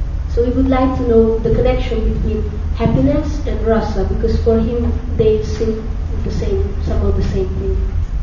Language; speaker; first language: English; non-native, fluent; Hungarian